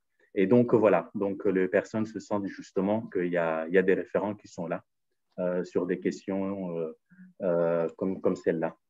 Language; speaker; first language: French; native; French